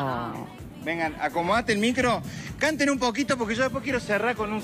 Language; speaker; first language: Spanish; native; Spanish